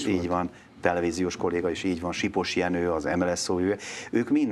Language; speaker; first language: Hungarian; native; Hungarian